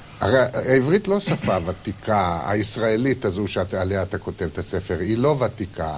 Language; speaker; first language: Hebrew; native; Hebrew